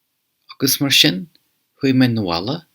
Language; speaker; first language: Irish; non-native, fluent; English